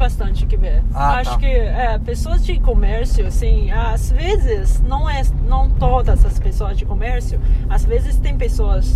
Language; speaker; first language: Portuguese; non-native, fluent; Chinese